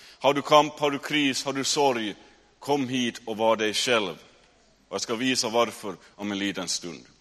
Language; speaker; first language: Swedish; native; Swedish